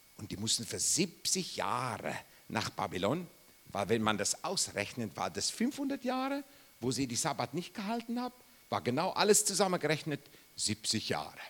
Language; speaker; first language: German; non-native, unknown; English